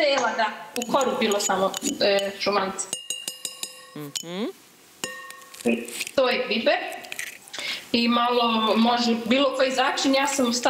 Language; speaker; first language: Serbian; early bilingual, heritage; Serbian